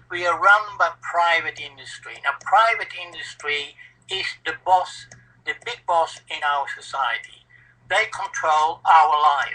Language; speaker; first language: English; non-native, fluent; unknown